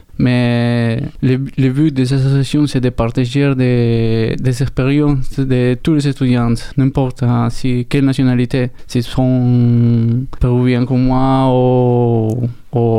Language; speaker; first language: French; non-native, learner; Spanish